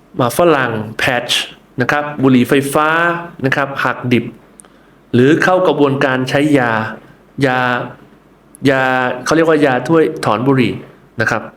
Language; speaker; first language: Thai; native; Thai